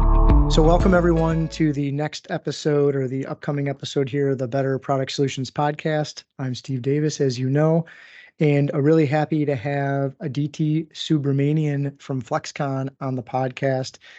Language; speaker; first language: English; native; English